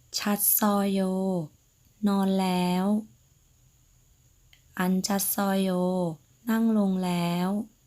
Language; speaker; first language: Thai; native; Thai